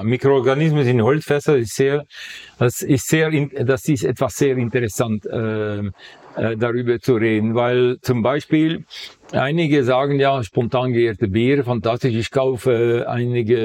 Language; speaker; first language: German; non-native, fluent; Dutch